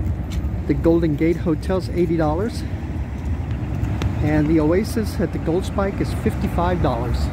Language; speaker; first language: English; native; English